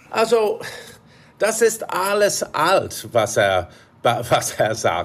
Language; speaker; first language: German; non-native, fluent; English